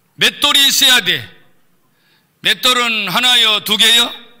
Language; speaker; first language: Korean; native; Korean